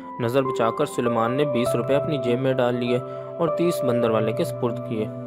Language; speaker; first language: Urdu; native; Urdu